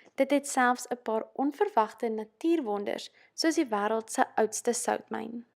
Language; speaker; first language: Afrikaans; native; Afrikaans